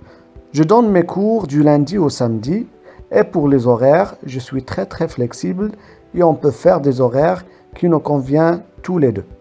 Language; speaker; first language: French; non-native, local second language; Arabic